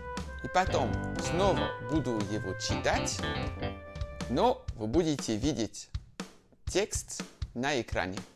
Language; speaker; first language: Russian; non-native, fluent; French